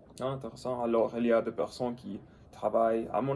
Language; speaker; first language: French; non-native, learner; English